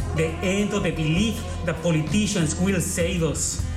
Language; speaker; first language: English; non-native, fluent; Spanish